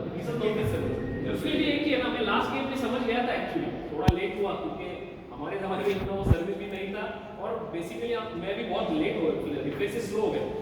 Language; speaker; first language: Hindi; non-native, local second language; Marathi